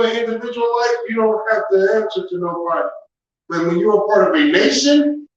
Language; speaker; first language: English; native; English